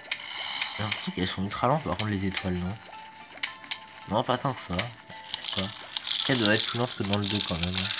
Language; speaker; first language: French; native; French